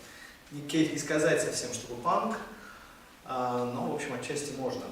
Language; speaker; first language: Russian; native; Russian